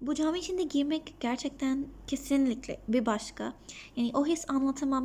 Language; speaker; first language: Turkish; non-native, learner; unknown